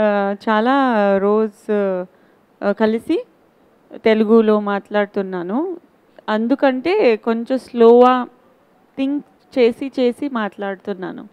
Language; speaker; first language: Telugu; non-native, learner; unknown